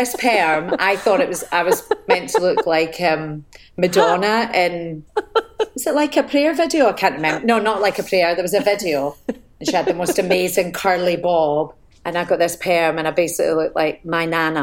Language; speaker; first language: English; native; English